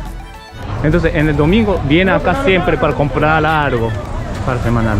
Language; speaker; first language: Spanish; non-native, learner; Japanese